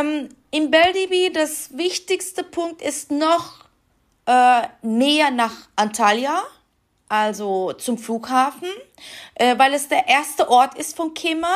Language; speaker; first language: German; non-native, fluent; Turkish